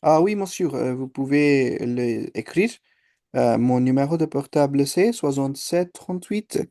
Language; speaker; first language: French; non-native, fluent; Hindi